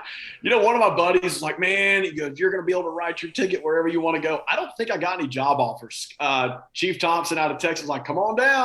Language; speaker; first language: English; native; English